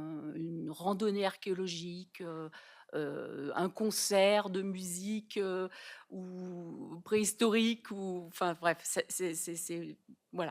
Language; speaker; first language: French; native; French